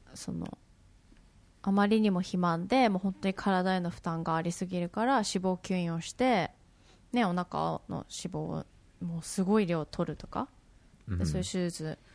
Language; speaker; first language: Japanese; native; Japanese